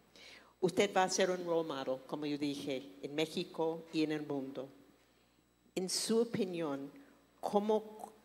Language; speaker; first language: Spanish; non-native, fluent; English